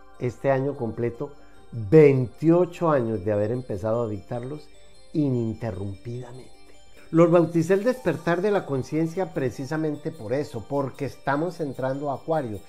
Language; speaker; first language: Spanish; native; Spanish